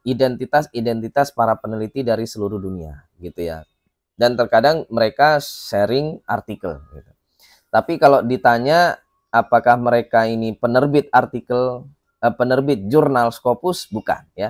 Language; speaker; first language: Indonesian; native; Indonesian